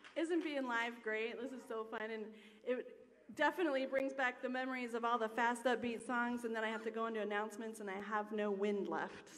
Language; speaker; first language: English; native; English